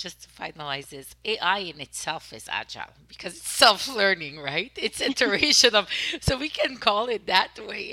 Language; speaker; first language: English; non-native, fluent; French